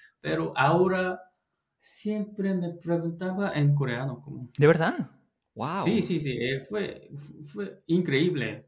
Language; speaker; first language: Spanish; non-native, learner; Korean